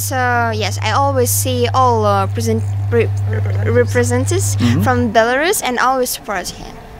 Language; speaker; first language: English; non-native, learner; Russian